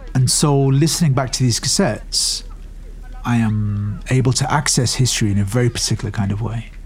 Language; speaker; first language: English; early bilingual, other home language; Urdu